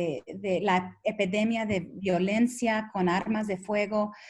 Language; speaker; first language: Spanish; early bilingual, heritage; Spanish